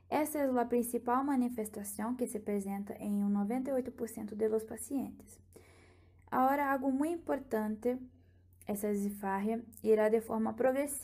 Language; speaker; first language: Portuguese; non-native, learner; Spanish